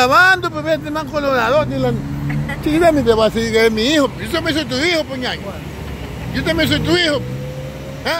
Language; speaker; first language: Spanish; native; Spanish